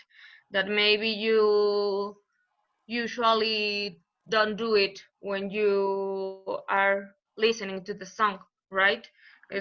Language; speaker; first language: English; non-native, learner; Spanish